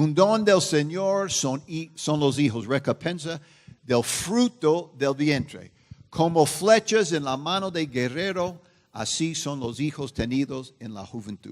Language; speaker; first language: Spanish; non-native, fluent; English